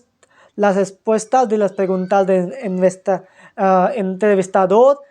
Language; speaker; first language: Spanish; non-native, fluent; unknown